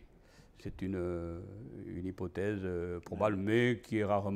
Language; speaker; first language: French; native; French